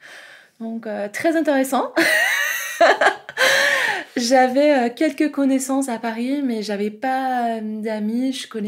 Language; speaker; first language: French; non-native, fluent; English